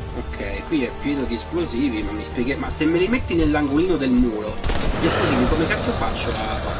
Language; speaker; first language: Italian; native; Italian